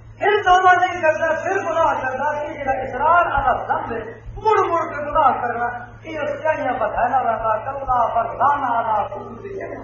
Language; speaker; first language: Urdu; non-native, local second language; Punjabi